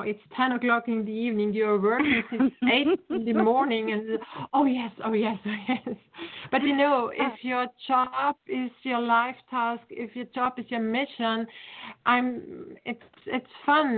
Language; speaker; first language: English; non-native, fluent; German